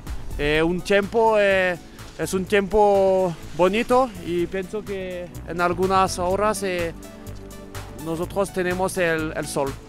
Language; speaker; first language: Spanish; non-native, learner; French